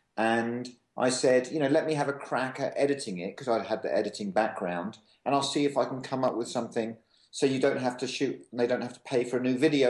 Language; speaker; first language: English; native; English